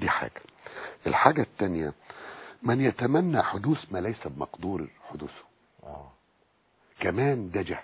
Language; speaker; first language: Arabic; native; Arabic